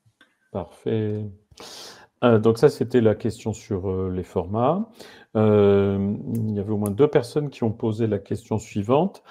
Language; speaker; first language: French; native; French